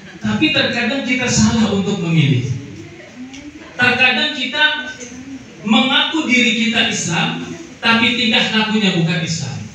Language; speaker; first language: Indonesian; native; Indonesian